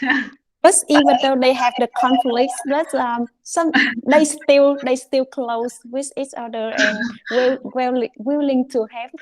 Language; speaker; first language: English; non-native, fluent; Vietnamese